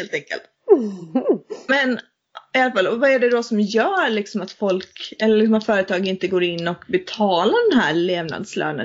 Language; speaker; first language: Swedish; native; Swedish